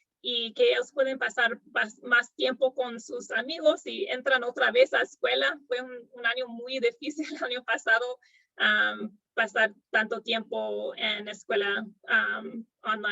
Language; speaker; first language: Spanish; non-native, fluent; English